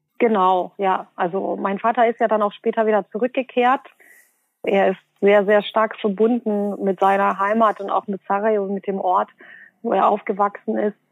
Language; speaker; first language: German; early bilingual, other home language; Bosnian